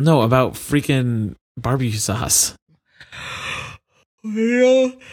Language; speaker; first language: English; native; English